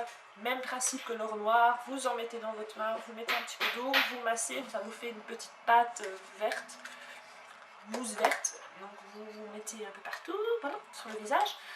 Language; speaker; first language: French; native; French